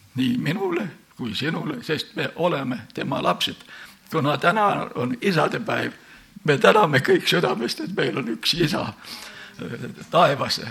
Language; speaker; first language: Estonian; native; Estonian